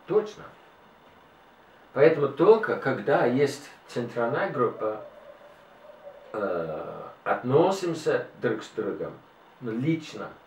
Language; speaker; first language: Russian; non-native, fluent; English